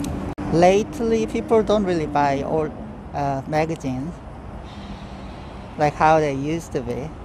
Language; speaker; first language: English; non-native, fluent; Korean